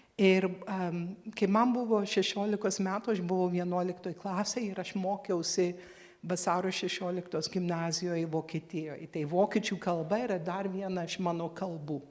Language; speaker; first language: Lithuanian; early bilingual, heritage; Lithuanian